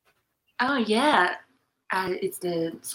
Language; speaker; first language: English; non-native, fluent; Japanese